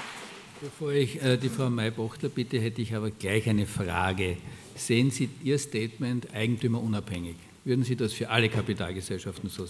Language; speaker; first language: German; native; German